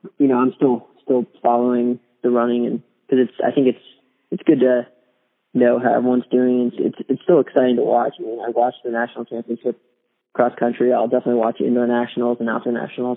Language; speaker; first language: English; native; English